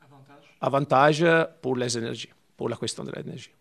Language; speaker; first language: French; non-native, learner; Italian